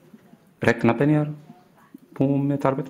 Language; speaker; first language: Swedish; non-native, learner; Arabic